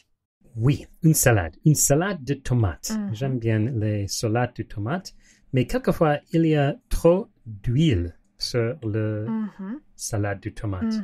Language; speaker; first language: French; non-native, learner; English